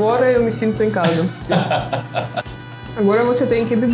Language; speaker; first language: Portuguese; non-native, fluent; Russian